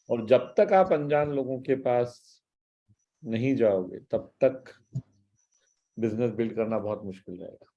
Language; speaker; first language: Hindi; native; Hindi